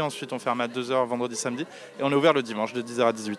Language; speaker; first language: French; native; French